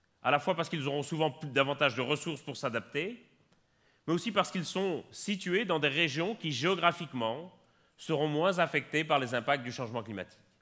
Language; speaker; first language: French; native; French